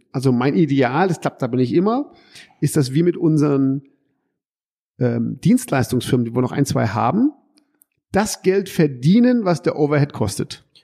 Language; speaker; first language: German; early bilingual, heritage; German